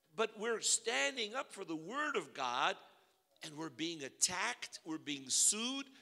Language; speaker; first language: English; early bilingual, other home language; Russian